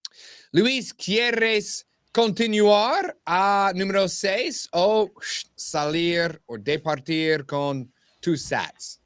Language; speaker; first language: Spanish; non-native, learner; English